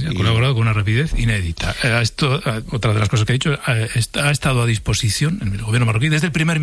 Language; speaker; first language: Spanish; native; Spanish